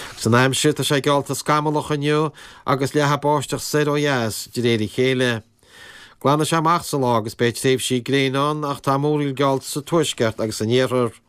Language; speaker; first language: Irish; native; Irish